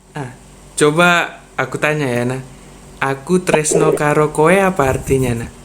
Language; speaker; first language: Indonesian; native; Indonesian